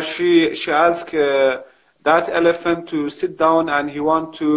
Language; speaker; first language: English; non-native, learner; Kurdish